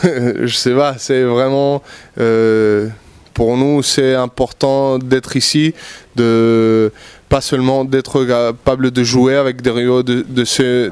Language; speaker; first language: French; non-native, fluent; Spanish